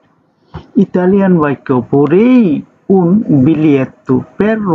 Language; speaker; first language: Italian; non-native, learner; Bangla